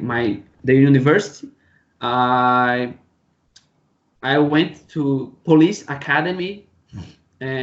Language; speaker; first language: English; non-native, learner; Portuguese